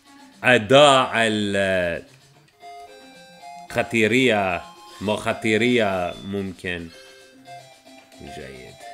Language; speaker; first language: Arabic; non-native, learner; English